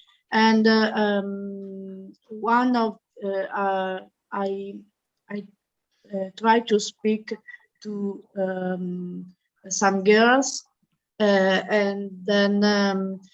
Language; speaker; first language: English; non-native, learner; Italian